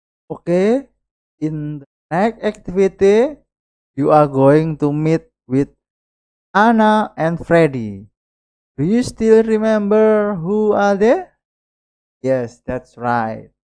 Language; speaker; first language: English; non-native, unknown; Indonesian